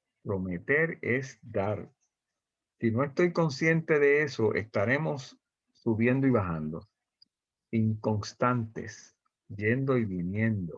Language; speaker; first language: Spanish; native; Spanish